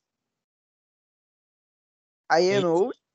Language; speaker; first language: English; non-native, learner; Portuguese